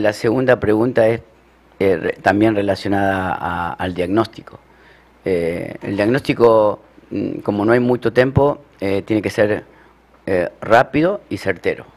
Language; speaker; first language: Portuguese; non-native, learner; Spanish